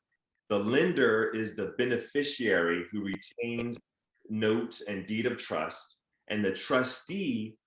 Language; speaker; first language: English; native; English